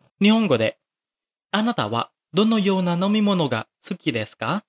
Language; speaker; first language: Japanese; non-native, fluent; Indonesian